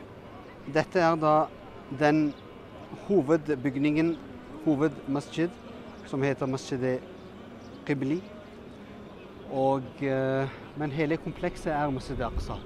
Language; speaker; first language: Norwegian; early bilingual, other home language; Urdu